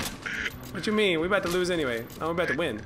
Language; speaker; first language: English; native; English